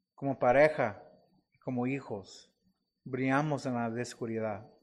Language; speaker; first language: Spanish; non-native, fluent; English